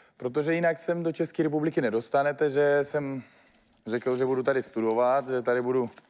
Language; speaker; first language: Czech; non-native, fluent; Uzbek